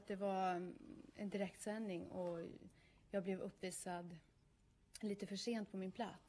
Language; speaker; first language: Swedish; native; Swedish